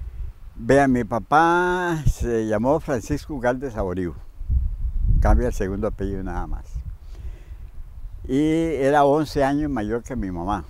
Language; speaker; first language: Spanish; native; Spanish